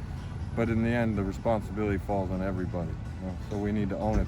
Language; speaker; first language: English; native; English